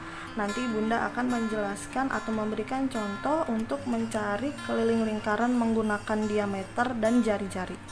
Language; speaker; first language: Indonesian; native; Indonesian